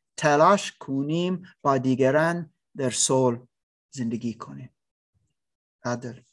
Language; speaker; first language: Persian; non-native, learner; English